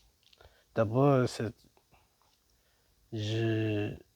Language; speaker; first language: French; non-native, learner; English